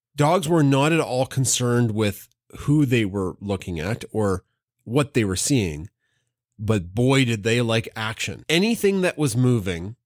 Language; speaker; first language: English; native; English